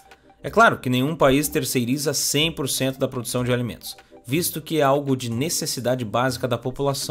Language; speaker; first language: Portuguese; native; Portuguese